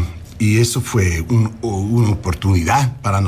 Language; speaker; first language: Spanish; early bilingual, heritage; English